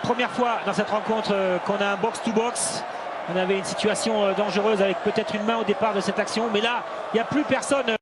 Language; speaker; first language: French; native; French